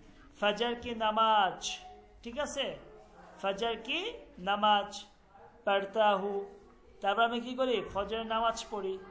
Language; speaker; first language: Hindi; non-native, fluent; Bangla